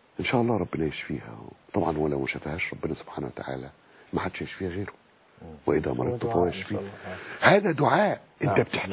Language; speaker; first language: Arabic; native; Arabic